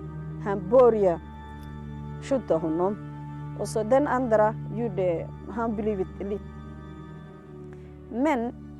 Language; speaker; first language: Swedish; non-native, learner; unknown